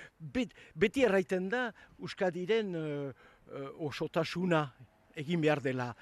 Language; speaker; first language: Basque; native; Basque